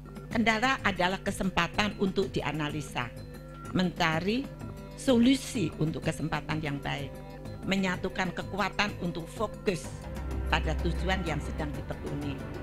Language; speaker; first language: Indonesian; non-native, local second language; Javanese